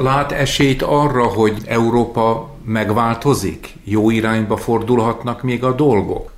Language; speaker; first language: Hungarian; native; Hungarian